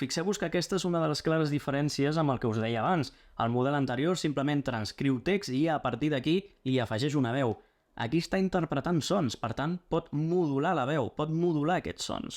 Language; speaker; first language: Catalan; native; Catalan